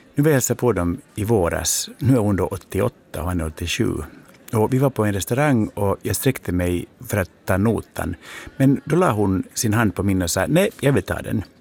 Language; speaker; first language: Swedish; native; Swedish